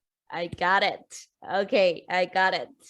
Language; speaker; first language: English; non-native, learner; Vietnamese